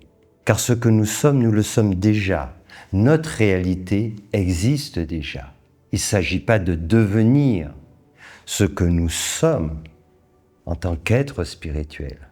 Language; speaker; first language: French; native; French